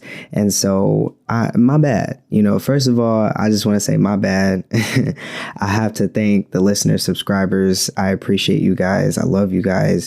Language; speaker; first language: English; native; English